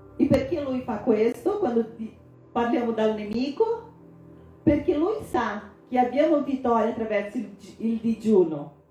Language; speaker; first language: Italian; non-native, fluent; Portuguese